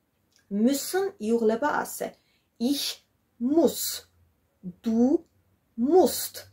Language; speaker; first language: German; non-native, fluent; Georgian